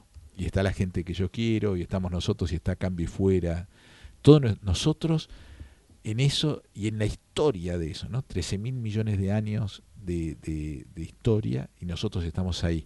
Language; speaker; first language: Spanish; native; Spanish